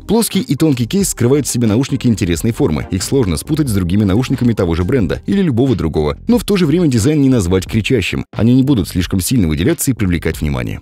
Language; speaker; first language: Russian; native; Russian